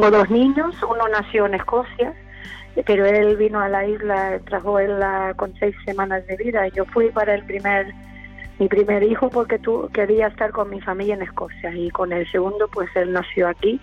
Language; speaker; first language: Spanish; non-native, learner; English